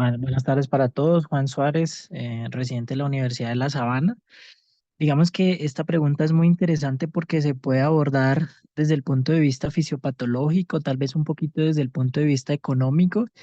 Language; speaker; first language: Spanish; native; Spanish